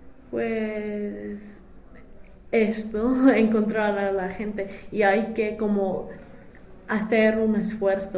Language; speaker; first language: Spanish; non-native, fluent; English